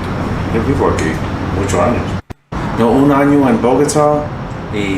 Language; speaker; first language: Spanish; non-native, learner; English